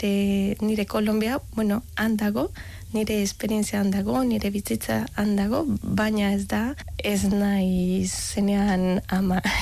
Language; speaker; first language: Basque; non-native, learner; Spanish